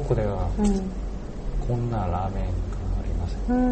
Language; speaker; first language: Japanese; non-native, learner; Korean